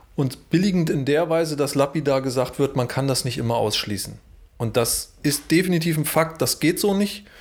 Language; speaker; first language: German; native; German